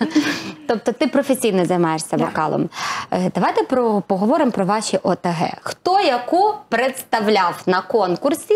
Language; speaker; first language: Ukrainian; native; Ukrainian